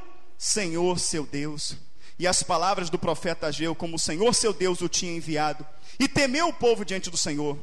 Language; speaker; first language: Portuguese; native; Portuguese